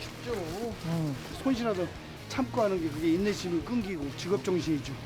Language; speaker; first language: Korean; native; Korean